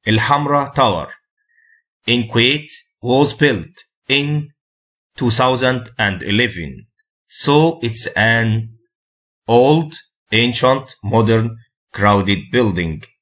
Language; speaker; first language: English; non-native, fluent; Arabic